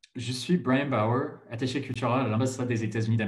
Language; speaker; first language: French; non-native, fluent; English